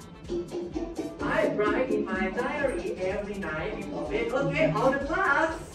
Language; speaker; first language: English; non-native, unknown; Thai